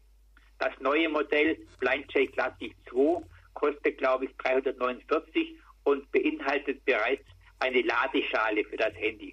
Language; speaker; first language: German; native; German